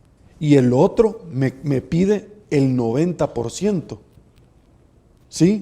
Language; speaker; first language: Spanish; native; Spanish